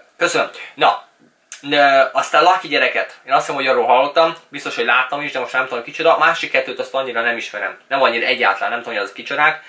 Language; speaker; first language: Hungarian; early bilingual, other home language; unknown